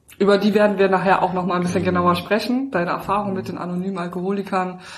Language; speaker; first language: German; native; German